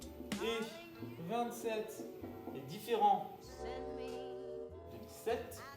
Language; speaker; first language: French; native; French